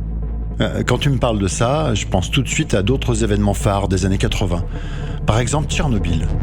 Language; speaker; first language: French; native; French